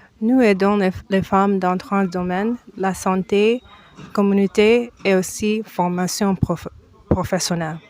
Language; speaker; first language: French; early bilingual, heritage; French